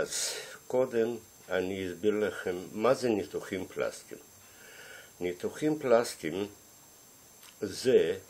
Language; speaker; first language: Hebrew; non-native, fluent; Russian